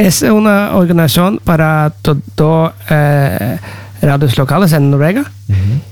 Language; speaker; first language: Spanish; non-native, learner; Norwegian